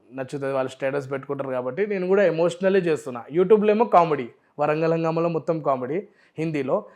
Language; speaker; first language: Telugu; non-native, local second language; Urdu